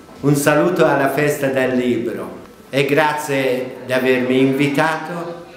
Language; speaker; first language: Italian; non-native, fluent; Kurdish